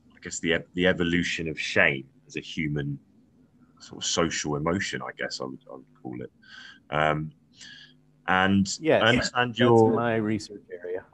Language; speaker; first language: English; native; English